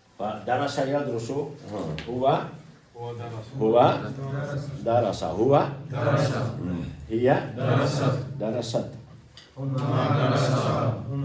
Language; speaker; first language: Arabic; non-native, fluent; Urdu